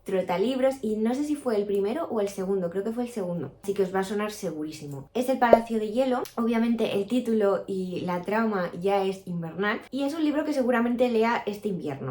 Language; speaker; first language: Spanish; native; Spanish